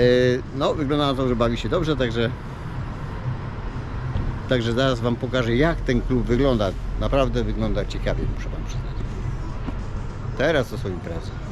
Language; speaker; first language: Polish; native; Polish